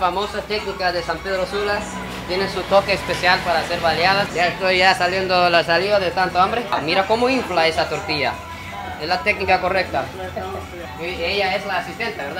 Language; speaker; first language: Spanish; non-native, fluent; Japanese